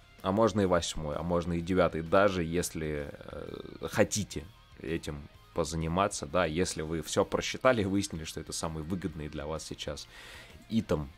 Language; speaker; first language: Russian; native; Russian